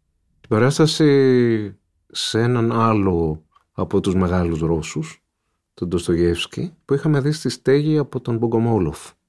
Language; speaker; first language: Greek; native; Greek